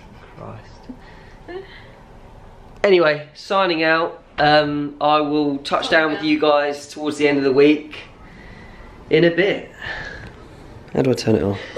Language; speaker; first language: English; native; English